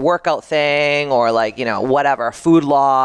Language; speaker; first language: English; native; English